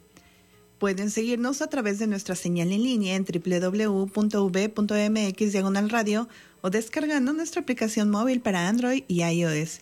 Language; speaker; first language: Spanish; native; Spanish